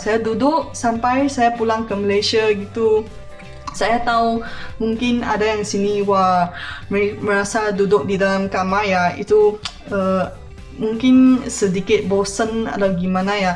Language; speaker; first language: Indonesian; non-native, fluent; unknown